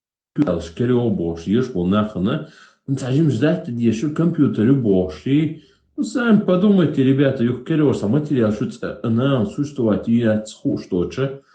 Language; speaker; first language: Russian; non-native, local second language; Chechen